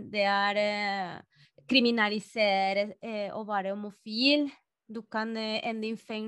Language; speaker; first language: Norwegian; non-native, fluent; Spanish